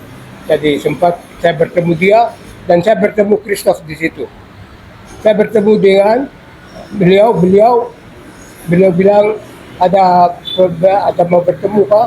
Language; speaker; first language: Indonesian; non-native, local second language; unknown